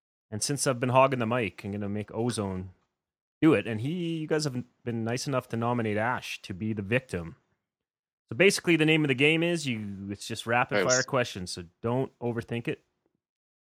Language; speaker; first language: English; native; English